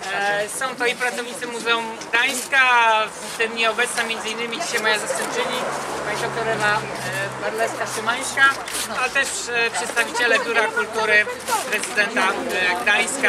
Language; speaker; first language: Polish; native; Polish